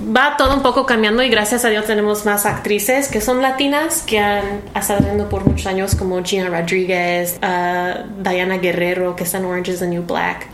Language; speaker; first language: Spanish; early bilingual, heritage; Spanish